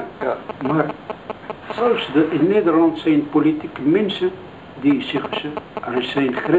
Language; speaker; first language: Dutch; non-native, learner; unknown